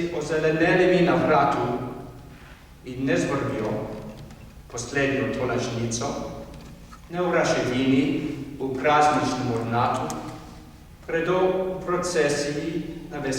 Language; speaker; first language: Slovenian; non-native, fluent; English